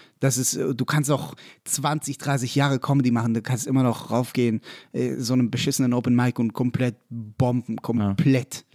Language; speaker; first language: German; non-native, fluent; Hebrew